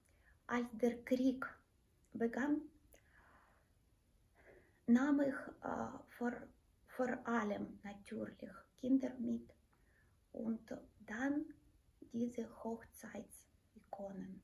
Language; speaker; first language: German; non-native, fluent; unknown